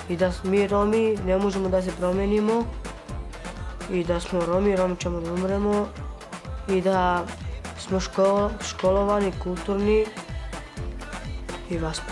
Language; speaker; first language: Serbian; non-native, local second language; Romany